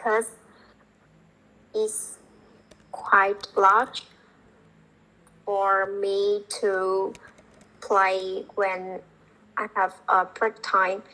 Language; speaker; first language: English; non-native, learner; Vietnamese